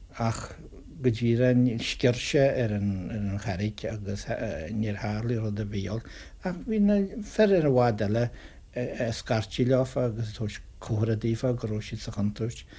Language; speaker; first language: Irish; native; Irish